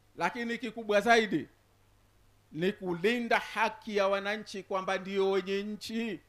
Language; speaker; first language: Swahili; native; Swahili